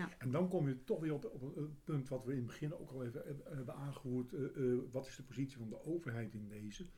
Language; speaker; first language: Dutch; native; Dutch